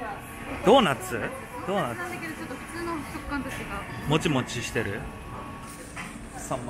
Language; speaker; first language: Japanese; native; Japanese